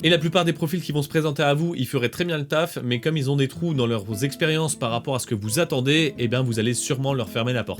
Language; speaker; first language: French; native; French